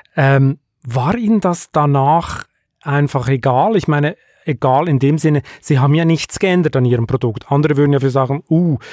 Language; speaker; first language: German; native; German